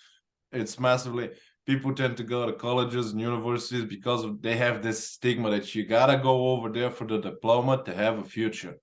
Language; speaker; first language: English; non-native, fluent; Bulgarian